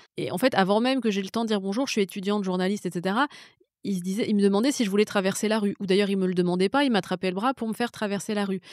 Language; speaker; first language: French; native; French